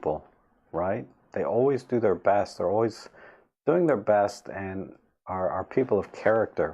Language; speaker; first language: English; native; English